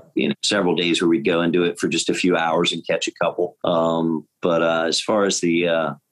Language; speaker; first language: English; native; English